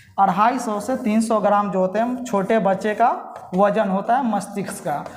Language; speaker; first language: Hindi; native; Hindi